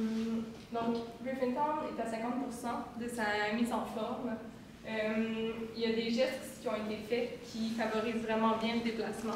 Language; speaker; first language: French; native; French